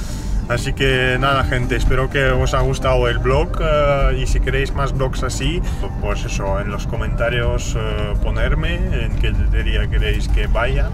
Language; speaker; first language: Spanish; native; Spanish